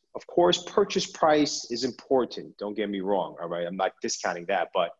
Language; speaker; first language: English; native; English